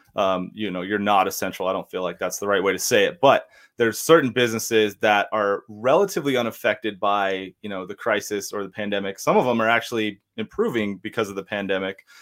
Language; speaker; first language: English; native; English